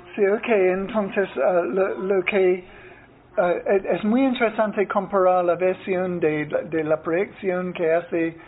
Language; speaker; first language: Spanish; non-native, fluent; English